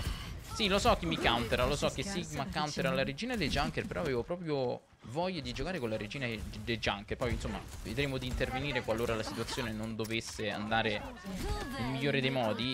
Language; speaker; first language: Italian; native; Italian